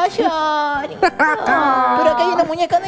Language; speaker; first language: Spanish; native; Spanish